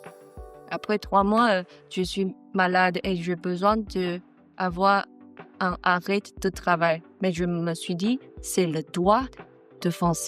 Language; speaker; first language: French; non-native, learner; Chinese